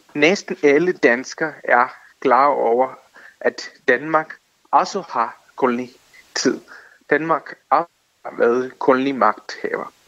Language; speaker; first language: Danish; non-native, fluent; Tamil